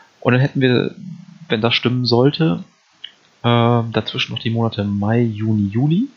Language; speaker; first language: German; native; German